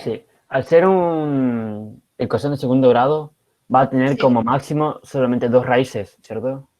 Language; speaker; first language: Spanish; native; Spanish